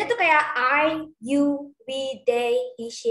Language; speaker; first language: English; non-native, learner; Indonesian